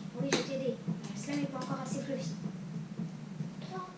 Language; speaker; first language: French; native; French